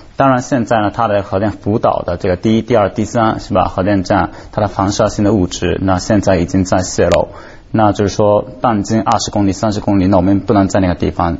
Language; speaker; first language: Chinese; non-native, fluent; Japanese